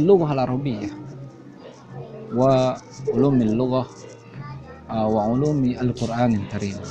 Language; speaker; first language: Arabic; non-native, fluent; Indonesian